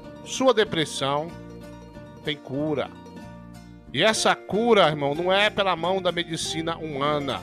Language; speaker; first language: Portuguese; native; Portuguese